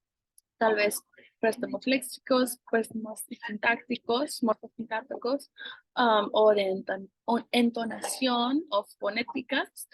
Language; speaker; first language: Spanish; non-native, fluent; English